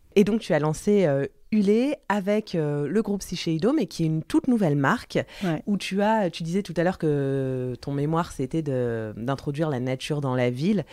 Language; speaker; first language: French; native; French